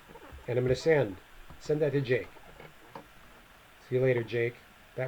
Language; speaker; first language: English; native; English